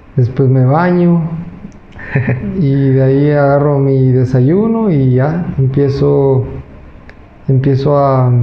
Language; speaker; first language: Spanish; native; Spanish